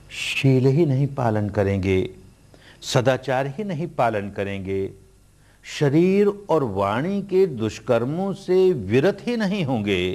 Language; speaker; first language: Hindi; early bilingual, heritage; Hindi